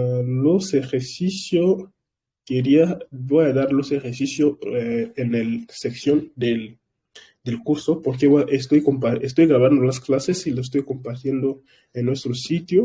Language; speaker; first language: Spanish; non-native, fluent; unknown